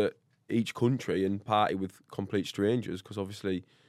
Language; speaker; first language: English; native; English